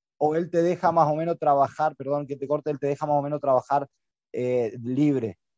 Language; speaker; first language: Spanish; native; Spanish